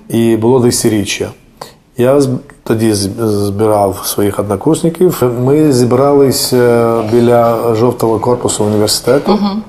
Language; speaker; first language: Ukrainian; non-native, fluent; Georgian